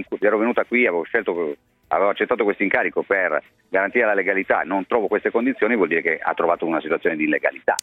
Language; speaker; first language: Italian; native; Italian